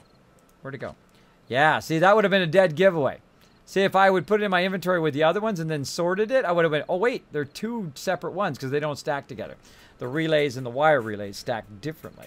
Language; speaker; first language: English; native; English